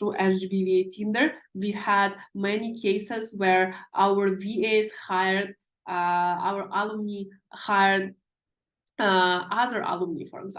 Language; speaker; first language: English; non-native, fluent; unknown